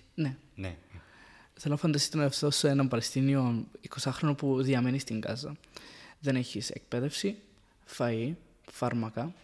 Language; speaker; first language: Greek; non-native, fluent; Arabic